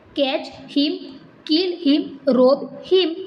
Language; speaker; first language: English; non-native, local second language; Gujarati